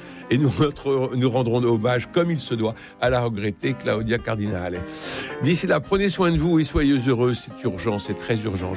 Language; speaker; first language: French; native; French